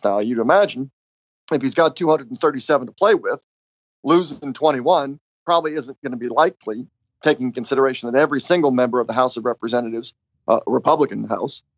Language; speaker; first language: English; native; English